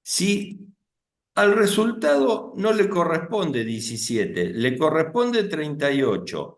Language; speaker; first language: Spanish; native; Spanish